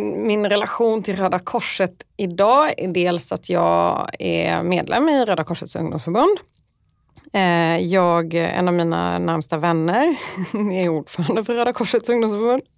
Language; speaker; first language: Swedish; early bilingual, other home language; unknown